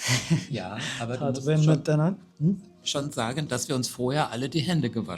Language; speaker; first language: German; native; German